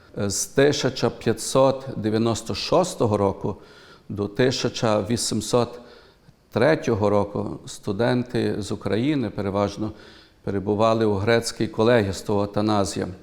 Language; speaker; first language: Ukrainian; early bilingual, heritage; Ukrainian